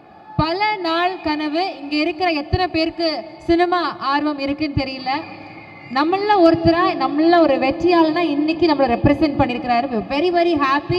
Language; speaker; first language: Tamil; native; Tamil